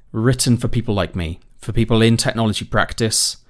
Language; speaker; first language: English; native; English